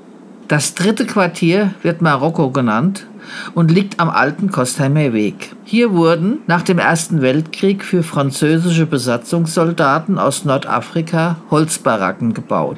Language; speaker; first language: German; native; German